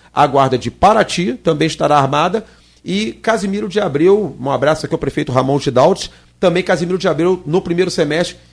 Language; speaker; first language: Portuguese; native; Portuguese